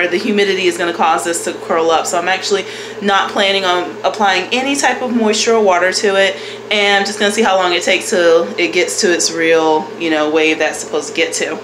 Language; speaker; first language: English; native; English